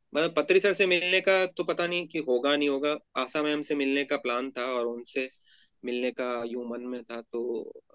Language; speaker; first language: Hindi; native; Hindi